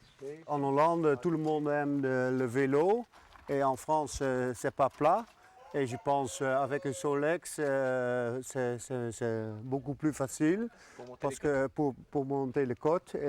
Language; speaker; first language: French; non-native, fluent; Dutch